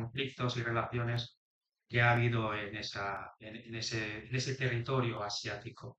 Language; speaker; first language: Spanish; native; Spanish